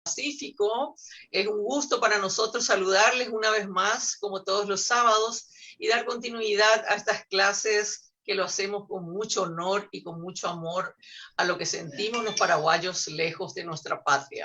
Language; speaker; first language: Spanish; native; Spanish